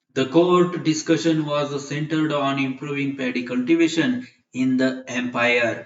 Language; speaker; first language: English; non-native, local second language; Marathi